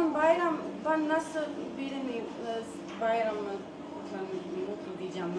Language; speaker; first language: Turkish; non-native, learner; Croatian